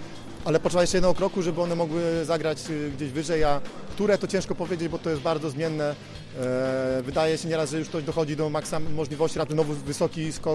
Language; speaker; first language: Polish; native; Polish